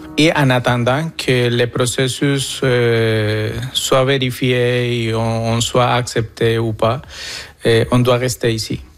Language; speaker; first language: French; non-native, fluent; Spanish